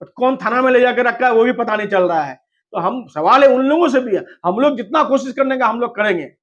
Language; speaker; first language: Hindi; non-native, local second language; Bangla